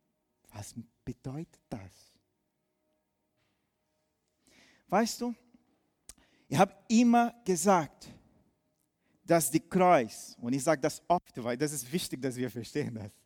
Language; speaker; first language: German; non-native, fluent; Portuguese